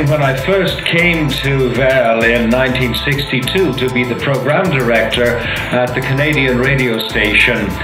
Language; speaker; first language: English; native; English